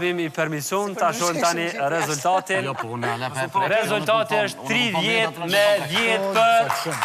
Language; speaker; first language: Albanian; native; Albanian